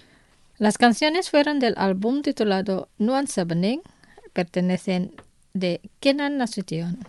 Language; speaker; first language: Spanish; non-native, fluent; Indonesian